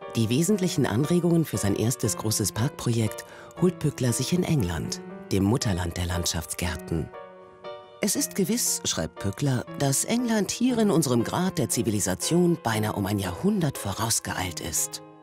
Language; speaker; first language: German; native; German